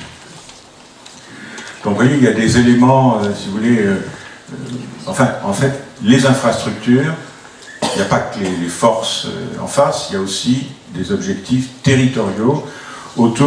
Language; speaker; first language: French; native; French